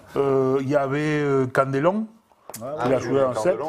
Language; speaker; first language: French; non-native, fluent; Spanish